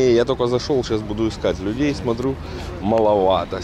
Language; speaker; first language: Russian; native; Russian